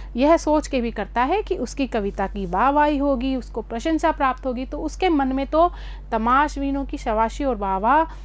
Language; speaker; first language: Hindi; native; Hindi